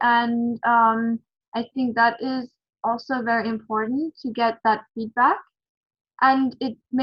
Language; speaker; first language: English; non-native, fluent; German